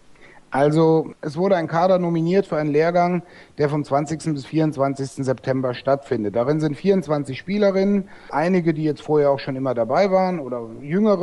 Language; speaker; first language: German; native; German